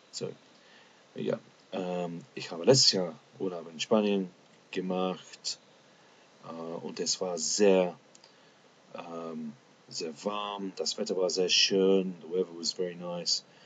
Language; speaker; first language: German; non-native, fluent; English